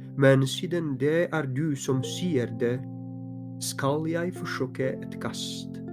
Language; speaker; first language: Norwegian; non-native, fluent; Polish